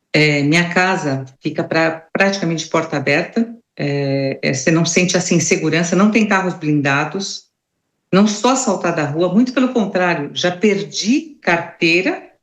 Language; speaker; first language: Portuguese; native; Portuguese